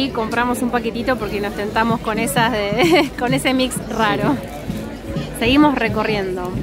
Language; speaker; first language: Spanish; native; Spanish